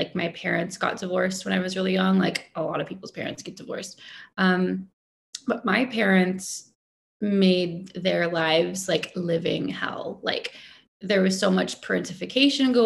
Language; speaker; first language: English; native; English